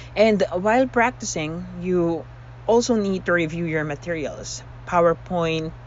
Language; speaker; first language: English; non-native, local second language; Filipino